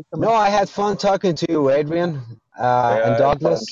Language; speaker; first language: English; non-native, fluent; Persian